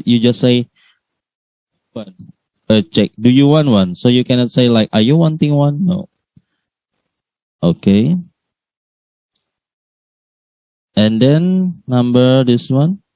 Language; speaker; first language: English; non-native, learner; Indonesian